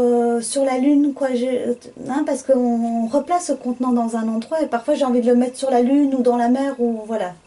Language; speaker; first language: French; native; French